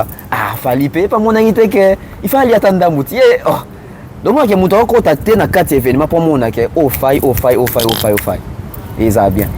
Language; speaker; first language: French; non-native, local second language; Lingala